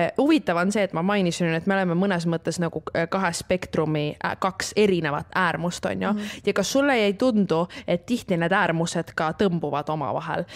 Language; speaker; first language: Estonian; native; Estonian